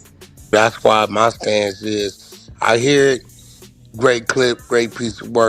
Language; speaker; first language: English; native; English